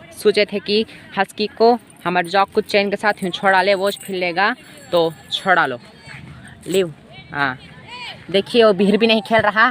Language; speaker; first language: Hindi; non-native, local second language; Urdu